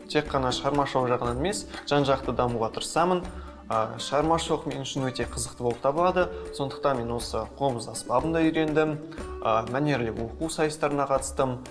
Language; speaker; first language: Kazakh; non-native, local second language; Russian